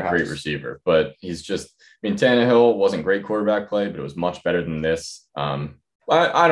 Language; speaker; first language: English; native; English